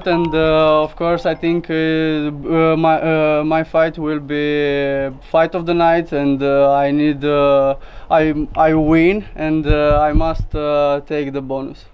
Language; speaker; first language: English; non-native, learner; Romanian